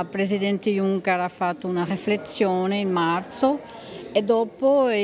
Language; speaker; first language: Italian; non-native, fluent; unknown